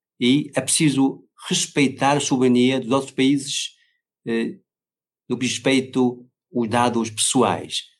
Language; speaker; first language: Portuguese; non-native, fluent; Chinese